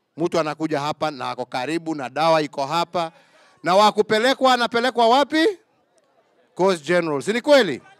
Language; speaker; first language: Swahili; non-native, local second language; Kikuyu